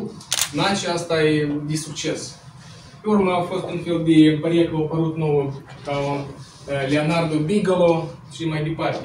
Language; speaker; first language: Romanian; non-native, local second language; Russian